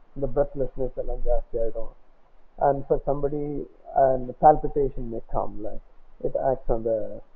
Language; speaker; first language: English; non-native, local second language; Tamil